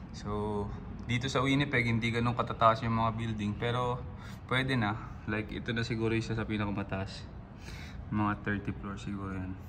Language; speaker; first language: Filipino; native; Filipino